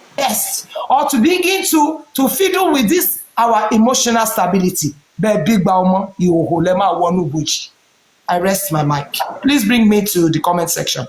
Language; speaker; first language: English; non-native, local second language; Yoruba